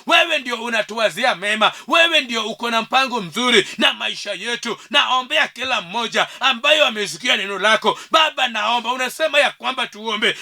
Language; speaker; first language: Swahili; non-native, local second language; Luo (Kenya and Tanzania)